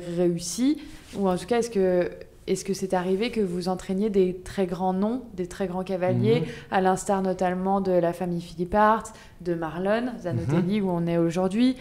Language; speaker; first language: French; native; French